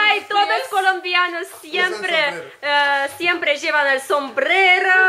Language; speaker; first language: Spanish; non-native, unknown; Russian